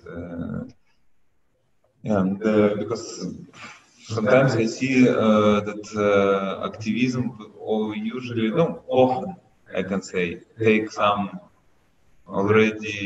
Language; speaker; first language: English; non-native, learner; Russian